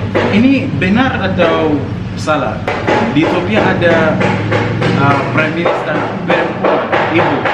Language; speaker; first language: Indonesian; non-native, fluent; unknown